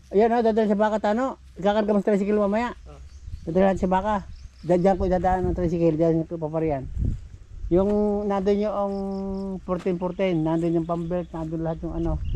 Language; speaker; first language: Filipino; native; Filipino